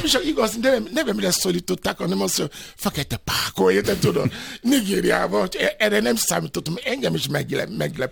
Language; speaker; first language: Hungarian; non-native, fluent; Yoruba